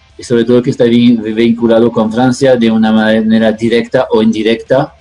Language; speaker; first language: Spanish; non-native, fluent; French